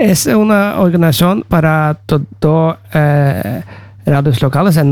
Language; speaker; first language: Spanish; non-native, learner; Norwegian